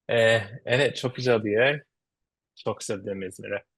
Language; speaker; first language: Turkish; non-native, learner; English